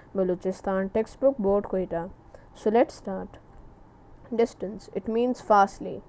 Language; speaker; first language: English; non-native, local second language; Urdu